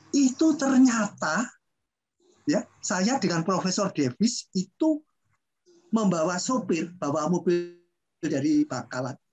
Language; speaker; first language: Indonesian; non-native, local second language; Javanese